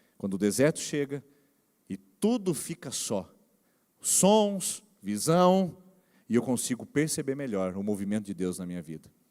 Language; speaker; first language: Portuguese; native; Portuguese